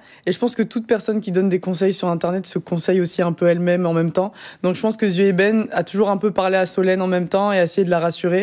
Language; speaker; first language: French; native; French